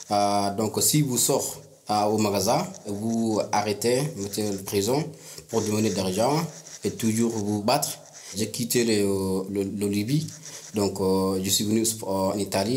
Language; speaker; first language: French; non-native, learner; Arabic